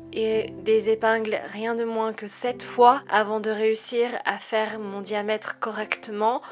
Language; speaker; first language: French; native; French